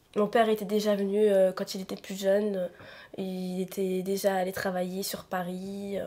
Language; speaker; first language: French; native; French